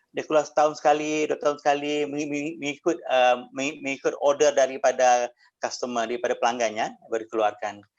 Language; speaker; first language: Malay; native; Malay